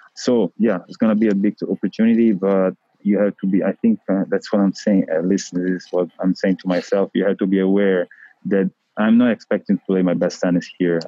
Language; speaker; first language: English; non-native, fluent; Italian